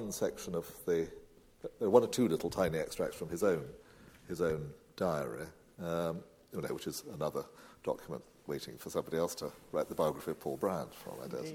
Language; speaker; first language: English; native; English